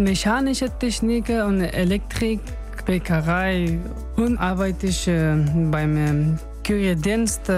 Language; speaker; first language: German; non-native, learner; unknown